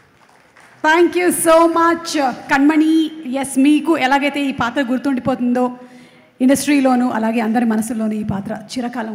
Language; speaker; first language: Telugu; native; Telugu